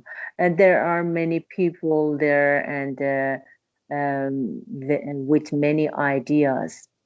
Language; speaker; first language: English; non-native, learner; Persian